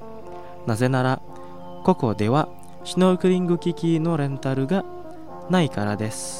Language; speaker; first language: Japanese; non-native, fluent; Indonesian